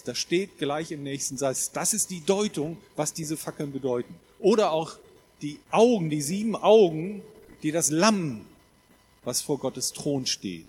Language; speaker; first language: German; native; German